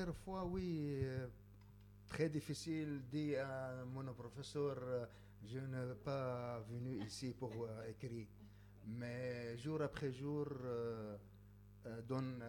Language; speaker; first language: French; non-native, learner; Arabic